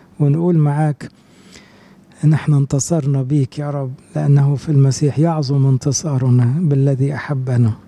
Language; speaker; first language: Arabic; native; Arabic